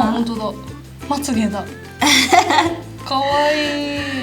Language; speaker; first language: Japanese; native; Japanese